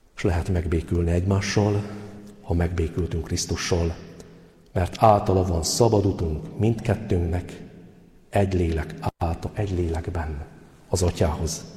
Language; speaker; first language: Hungarian; native; Hungarian